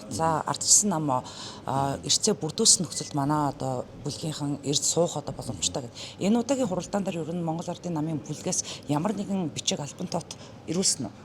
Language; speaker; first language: Mongolian; native; Mongolian